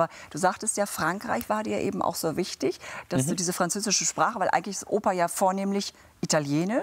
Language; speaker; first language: German; native; German